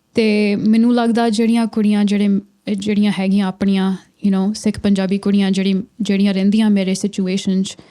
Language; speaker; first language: Punjabi; early bilingual, heritage; Punjabi